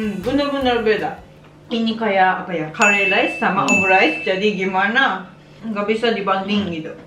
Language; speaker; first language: Indonesian; non-native, learner; Japanese